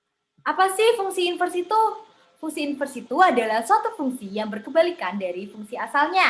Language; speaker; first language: Indonesian; native; Indonesian